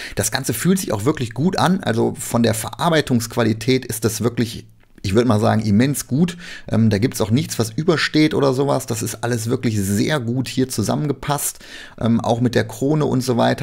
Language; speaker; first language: German; native; German